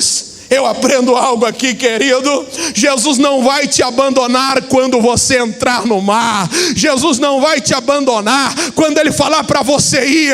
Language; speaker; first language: Portuguese; native; Portuguese